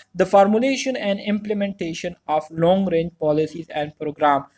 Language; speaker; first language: English; non-native, local second language; Urdu